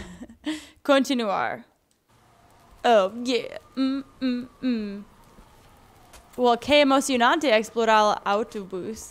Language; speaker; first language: Spanish; non-native, learner; English